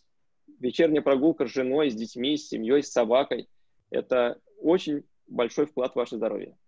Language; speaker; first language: Russian; native; Russian